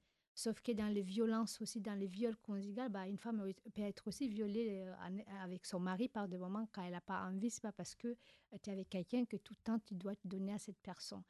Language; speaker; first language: French; non-native, local second language; Fula